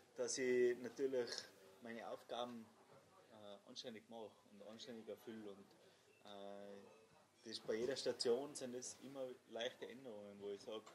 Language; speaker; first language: German; native; German